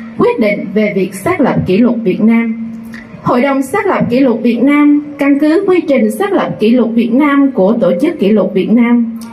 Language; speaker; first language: Vietnamese; native; Vietnamese